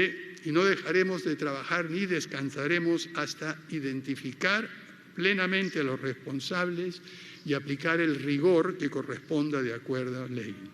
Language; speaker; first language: Spanish; native; Spanish